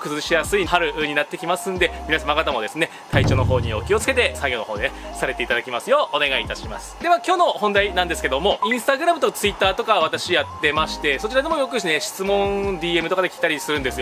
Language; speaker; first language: Japanese; native; Japanese